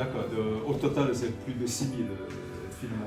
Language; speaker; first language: French; non-native, fluent; Chinese